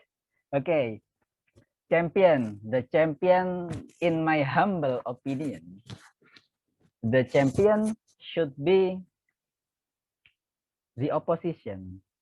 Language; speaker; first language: English; non-native, learner; Indonesian